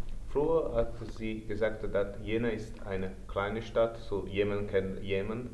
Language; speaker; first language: German; non-native, learner; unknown